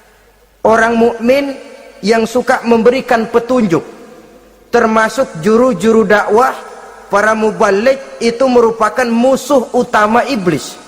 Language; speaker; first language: Indonesian; native; Indonesian